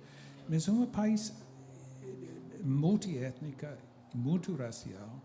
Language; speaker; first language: Portuguese; non-native, fluent; English